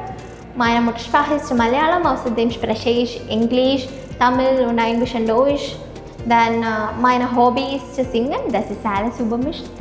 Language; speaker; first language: German; non-native, learner; Malayalam